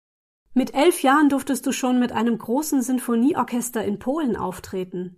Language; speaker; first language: German; native; German